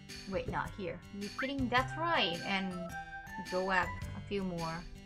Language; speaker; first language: English; non-native, fluent; Japanese